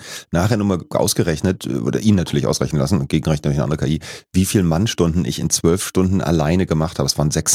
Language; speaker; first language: German; native; German